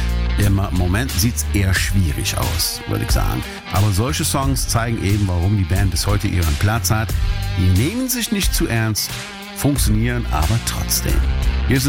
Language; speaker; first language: German; native; German